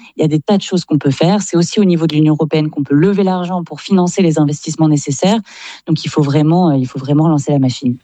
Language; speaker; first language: French; native; French